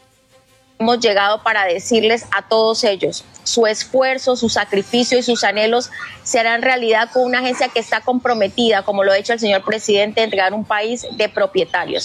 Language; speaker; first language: Spanish; native; Spanish